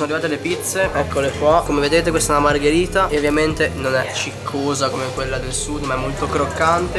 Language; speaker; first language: Italian; native; Italian